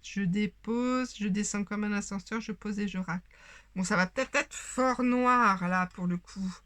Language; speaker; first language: French; native; French